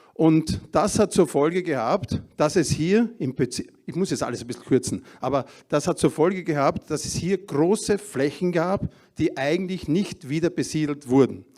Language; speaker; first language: German; native; German